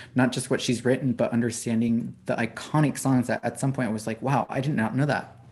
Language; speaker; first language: English; early bilingual, other home language; Spanish